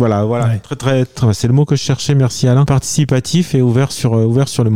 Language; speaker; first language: French; native; French